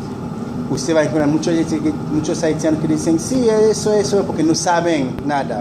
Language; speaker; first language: Spanish; non-native, fluent; Haitian Creole